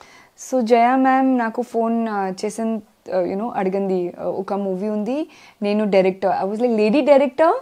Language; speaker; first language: Telugu; non-native, learner; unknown